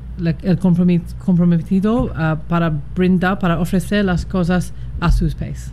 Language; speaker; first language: Spanish; non-native, learner; English